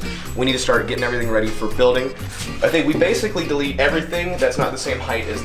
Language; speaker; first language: English; native; English